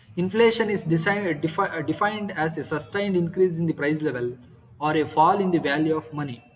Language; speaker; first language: English; non-native, local second language; Kannada